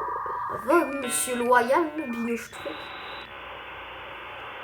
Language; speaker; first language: French; native; French